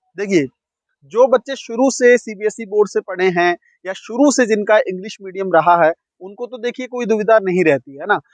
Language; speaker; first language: Hindi; non-native, local second language; Punjabi